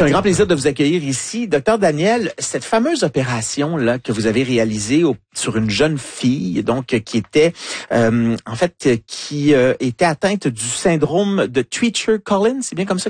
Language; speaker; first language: French; native; French